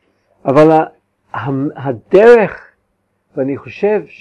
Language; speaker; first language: Hebrew; non-native, fluent; English